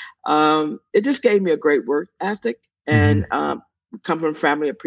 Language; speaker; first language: English; native; English